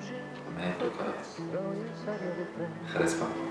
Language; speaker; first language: Bulgarian; non-native, learner; Arabic